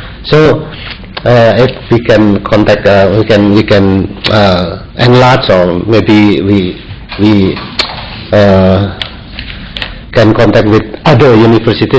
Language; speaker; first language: English; non-native, fluent; Indonesian